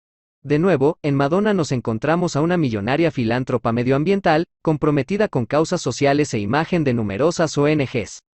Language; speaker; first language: Spanish; native; Spanish